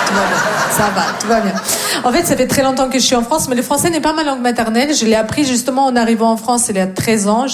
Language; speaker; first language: French; non-native, fluent; Russian